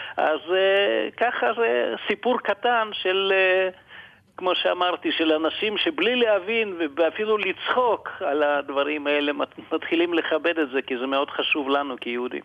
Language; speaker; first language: Hebrew; non-native, fluent; Russian